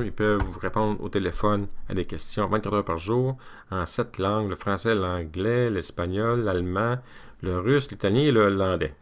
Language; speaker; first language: French; native; French